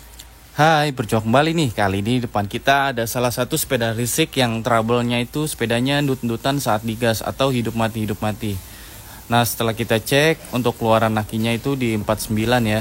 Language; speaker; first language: Indonesian; native; Indonesian